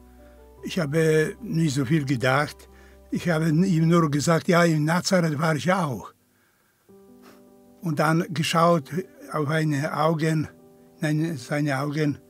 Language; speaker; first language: German; non-native, fluent; Polish